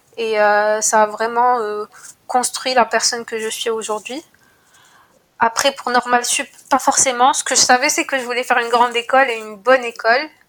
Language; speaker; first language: French; non-native, local second language; Arabic